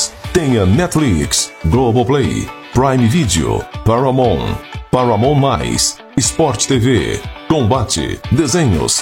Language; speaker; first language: Portuguese; native; Portuguese